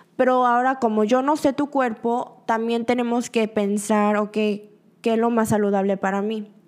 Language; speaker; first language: Spanish; early bilingual, other home language; Korean